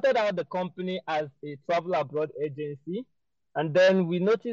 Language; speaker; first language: English; non-native, local second language; Igbo